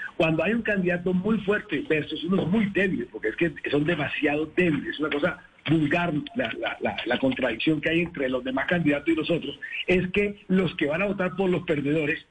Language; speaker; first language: Spanish; native; Spanish